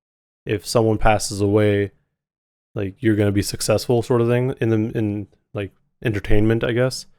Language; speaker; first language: English; native; English